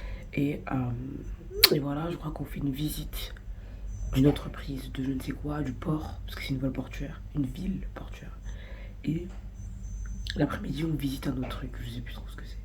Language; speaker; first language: French; native; French